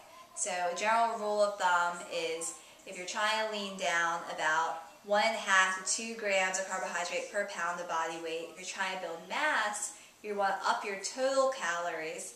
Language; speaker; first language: English; native; English